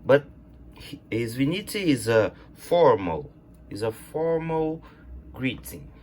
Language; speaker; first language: English; non-native, learner; Portuguese